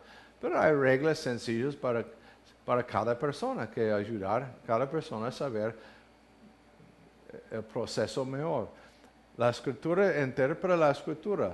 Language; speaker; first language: Spanish; non-native, fluent; English